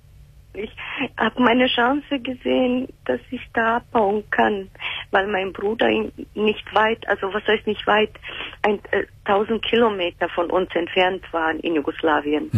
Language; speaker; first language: German; early bilingual, other home language; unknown